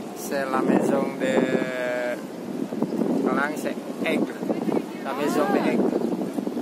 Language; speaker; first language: French; non-native, learner; Indonesian